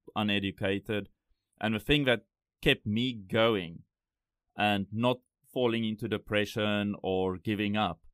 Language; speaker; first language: English; non-native, local second language; Afrikaans